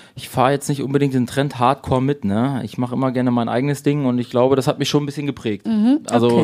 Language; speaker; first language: German; native; German